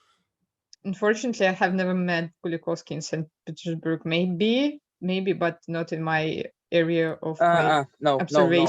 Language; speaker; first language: English; non-native, learner; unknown